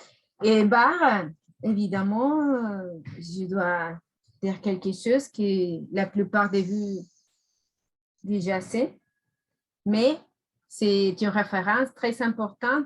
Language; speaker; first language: French; non-native, fluent; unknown